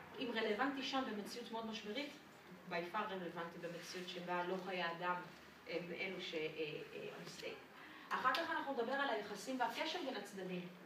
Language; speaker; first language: Hebrew; non-native, fluent; French